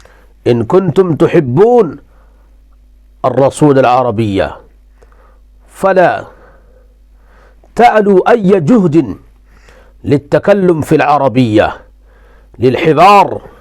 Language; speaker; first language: Arabic; non-native, fluent; Urdu